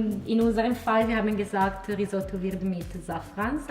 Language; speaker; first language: German; non-native, fluent; Italian